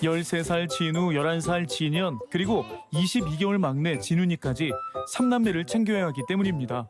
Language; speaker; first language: Korean; native; Korean